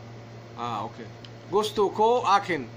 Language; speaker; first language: Filipino; non-native, learner; Arabic